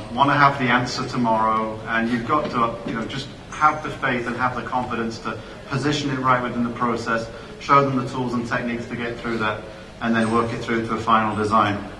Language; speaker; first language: English; native; English